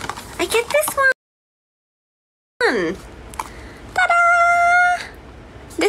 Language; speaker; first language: English; non-native, fluent; Thai